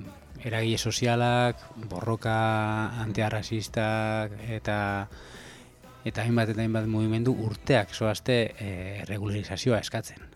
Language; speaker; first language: Basque; native; Basque